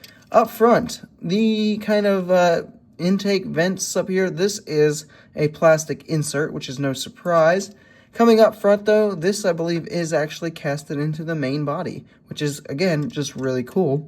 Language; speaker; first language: English; native; English